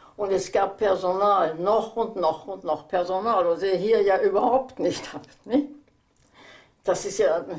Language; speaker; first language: German; native; German